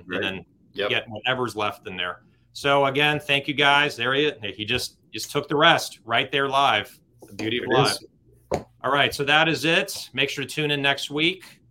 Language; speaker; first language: English; native; English